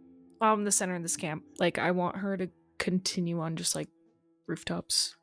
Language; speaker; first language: English; native; English